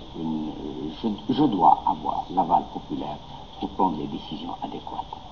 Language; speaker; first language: French; non-native, local second language; Arabic